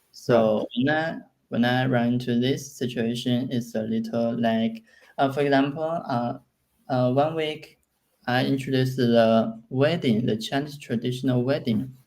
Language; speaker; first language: English; non-native, learner; Chinese